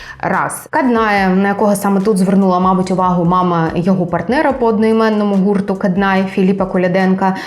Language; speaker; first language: Ukrainian; native; Ukrainian